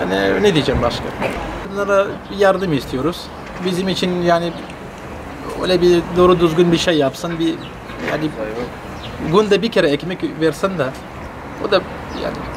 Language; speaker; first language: Turkish; non-native, learner; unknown